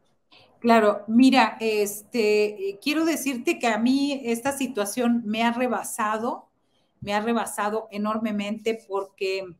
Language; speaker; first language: Spanish; native; Spanish